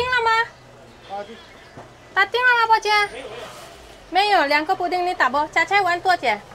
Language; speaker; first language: Chinese; non-native, fluent; Indonesian